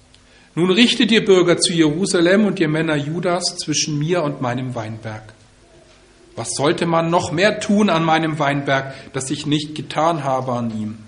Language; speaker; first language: German; native; German